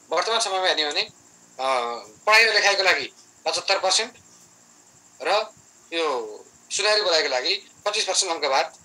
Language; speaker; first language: Nepali; native; Nepali